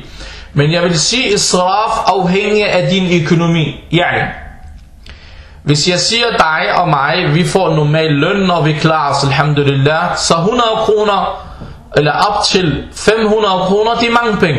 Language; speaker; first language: Danish; non-native, fluent; Arabic